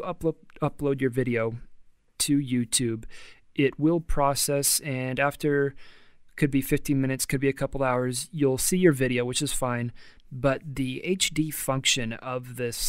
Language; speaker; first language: English; native; English